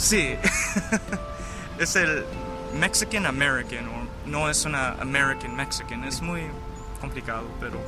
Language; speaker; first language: Spanish; early bilingual, heritage; English